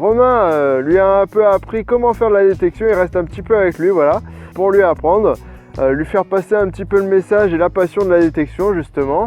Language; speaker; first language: French; native; French